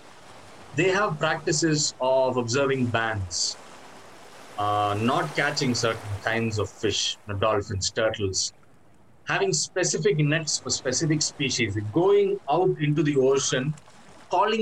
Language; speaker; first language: English; non-native, local second language; Tamil